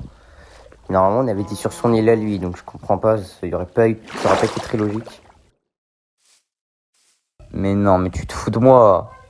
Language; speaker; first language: French; native; French